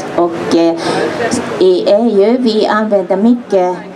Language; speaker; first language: Swedish; non-native, fluent; Japanese